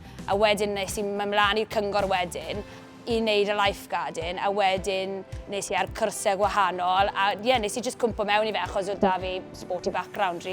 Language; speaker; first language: Welsh; native; Welsh